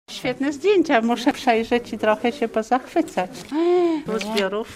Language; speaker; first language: Polish; native; Polish